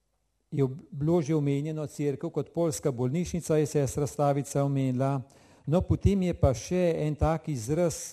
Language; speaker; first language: Slovenian; native; Slovenian